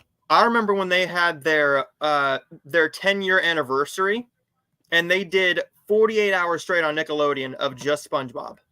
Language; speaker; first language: English; native; English